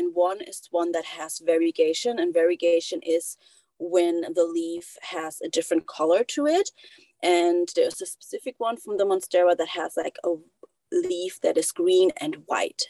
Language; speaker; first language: English; non-native, fluent; German